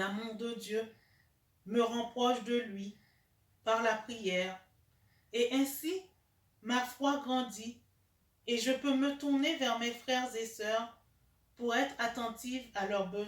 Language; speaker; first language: French; native; French